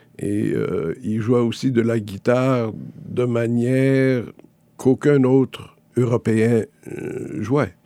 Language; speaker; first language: French; native; French